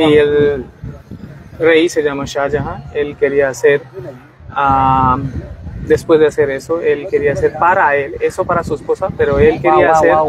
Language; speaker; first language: Spanish; non-native, learner; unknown